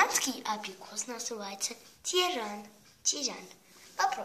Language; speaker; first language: Russian; non-native, learner; Armenian